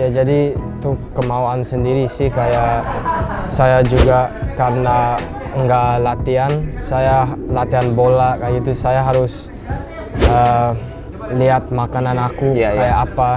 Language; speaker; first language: Indonesian; early bilingual, heritage; English